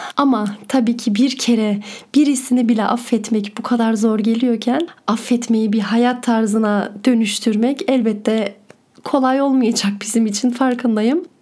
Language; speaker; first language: Turkish; early bilingual, heritage; Turkish